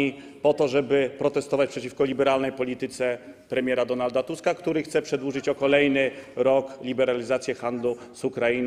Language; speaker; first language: Polish; native; Polish